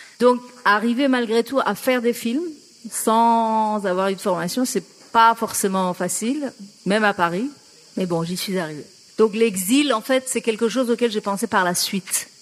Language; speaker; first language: French; non-native, fluent; Persian